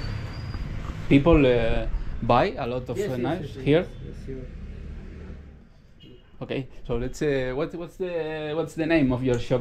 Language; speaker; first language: English; non-native, learner; Spanish